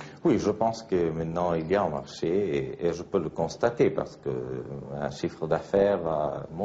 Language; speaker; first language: French; non-native, fluent; Spanish